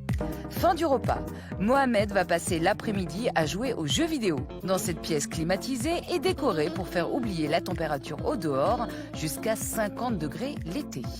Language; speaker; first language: French; native; French